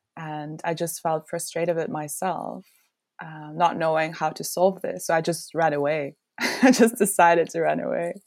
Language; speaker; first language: English; non-native, fluent; Dutch